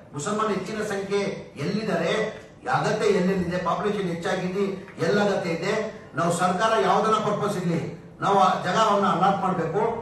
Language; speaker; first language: Kannada; non-native, local second language; Urdu